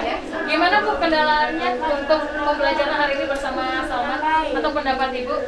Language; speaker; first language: Indonesian; native; Indonesian